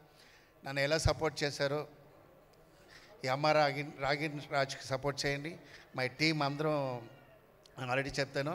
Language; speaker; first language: Telugu; non-native, fluent; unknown